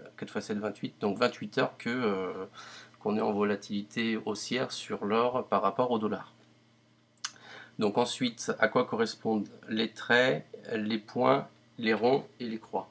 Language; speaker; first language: French; native; French